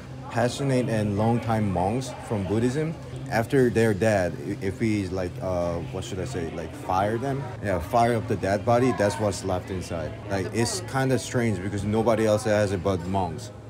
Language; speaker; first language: English; non-native, fluent; Korean